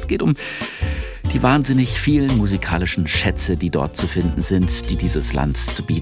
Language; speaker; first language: German; native; German